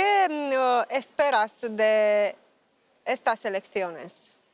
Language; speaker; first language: Spanish; non-native, learner; Romanian